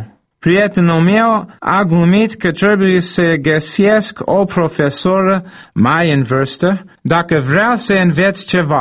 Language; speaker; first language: Romanian; non-native, fluent; English